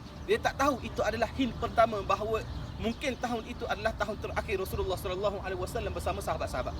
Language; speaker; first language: Malay; native; Malay